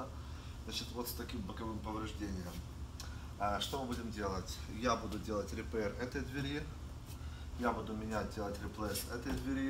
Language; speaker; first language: Russian; native; Russian